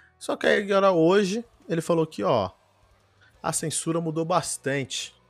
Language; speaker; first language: Portuguese; early bilingual, heritage; Portuguese